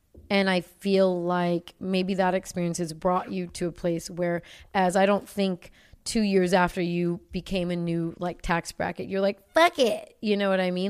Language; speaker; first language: English; native; English